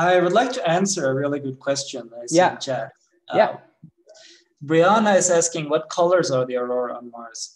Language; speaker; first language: English; non-native, fluent; Swedish